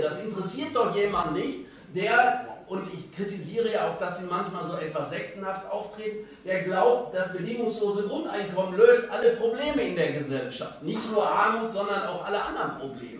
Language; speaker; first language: German; native; German